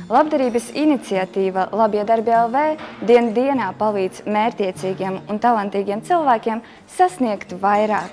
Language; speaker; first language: Latvian; native; Latvian